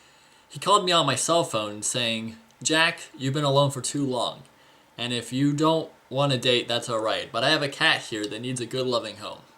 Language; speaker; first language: English; native; English